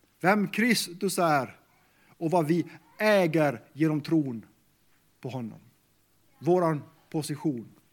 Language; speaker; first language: Swedish; non-native, local second language; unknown